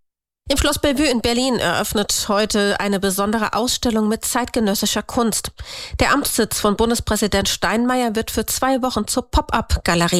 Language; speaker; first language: German; native; German